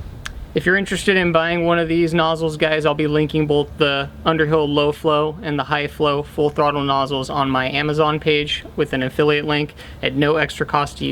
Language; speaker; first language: English; native; English